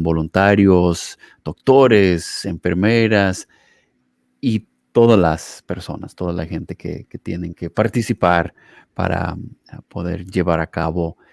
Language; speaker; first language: Spanish; non-native, fluent; English